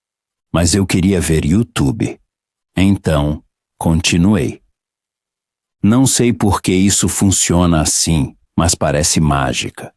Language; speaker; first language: Portuguese; non-native, fluent; Polish